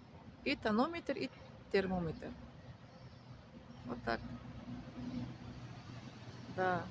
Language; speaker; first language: Russian; non-native, learner; Tajik